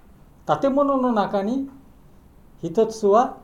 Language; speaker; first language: Japanese; non-native, learner; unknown